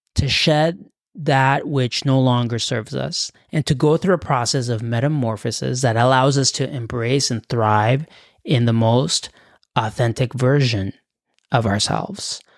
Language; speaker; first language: English; early bilingual, other home language; Spanish